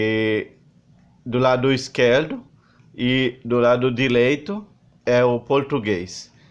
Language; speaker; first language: Portuguese; non-native, learner; Haitian Creole